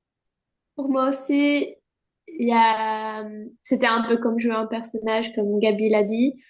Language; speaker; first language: French; non-native, fluent; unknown